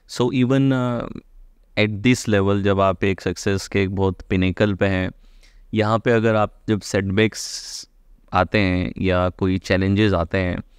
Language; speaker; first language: Hindi; native; Hindi